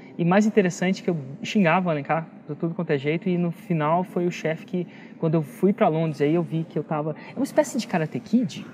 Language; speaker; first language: Portuguese; native; Portuguese